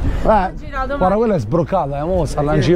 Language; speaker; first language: Italian; native; Italian